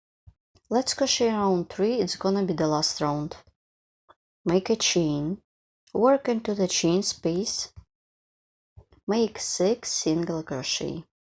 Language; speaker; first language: English; non-native, fluent; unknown